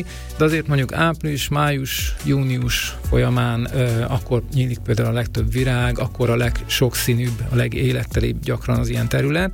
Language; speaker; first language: Hungarian; native; Hungarian